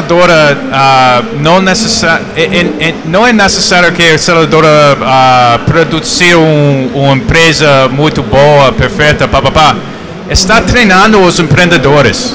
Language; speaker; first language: Portuguese; non-native, fluent; English